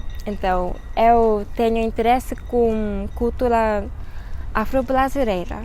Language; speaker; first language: Portuguese; non-native, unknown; Japanese